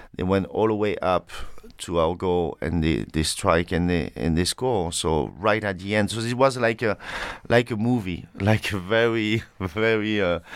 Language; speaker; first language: English; non-native, fluent; French